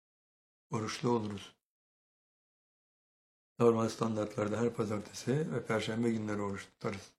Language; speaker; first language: Turkish; native; Turkish